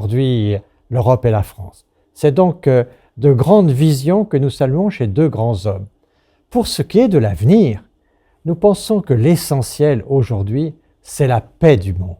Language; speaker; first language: French; native; French